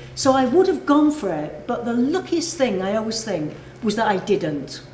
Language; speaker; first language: English; native; English